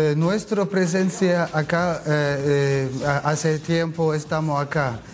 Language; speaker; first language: Spanish; non-native, learner; Turkish